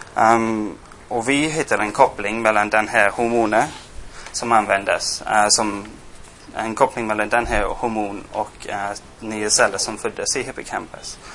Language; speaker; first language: Swedish; non-native, fluent; English